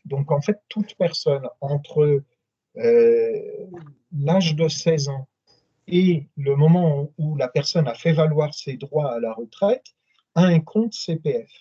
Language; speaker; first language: French; native; French